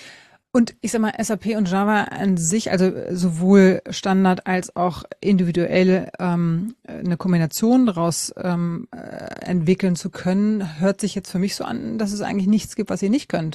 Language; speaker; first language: German; native; German